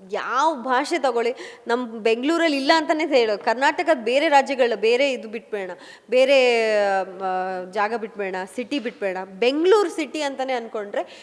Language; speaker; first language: Kannada; non-native, local second language; Kodava